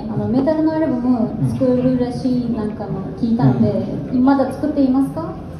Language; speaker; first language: Japanese; non-native, fluent; Turkish